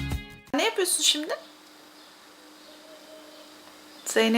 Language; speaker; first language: Turkish; native; Turkish